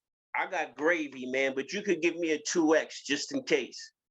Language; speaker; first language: English; native; English